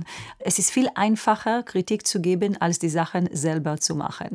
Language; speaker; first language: German; non-native, fluent; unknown